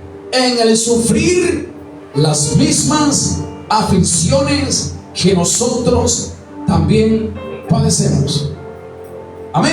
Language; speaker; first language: Spanish; native; Spanish